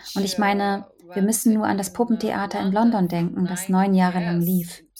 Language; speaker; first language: German; non-native, fluent; Ukrainian